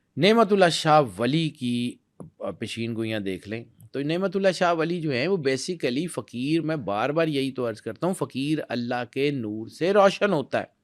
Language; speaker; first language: Urdu; non-native, local second language; Punjabi